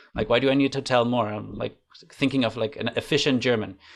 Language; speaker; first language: English; non-native, fluent; German